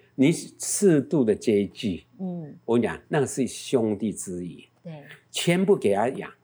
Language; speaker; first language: Chinese; native; Chinese